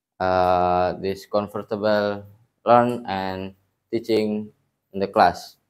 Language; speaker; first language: English; non-native, learner; Indonesian